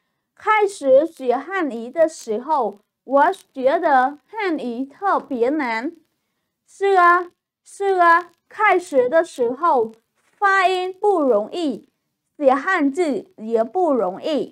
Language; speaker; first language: Chinese; non-native, fluent; Khmer